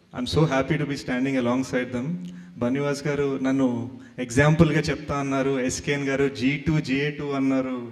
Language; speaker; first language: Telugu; native; Telugu